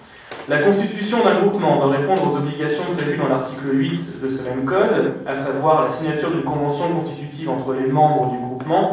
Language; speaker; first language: French; native; French